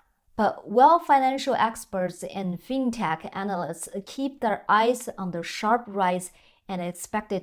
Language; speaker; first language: English; non-native, fluent; Chinese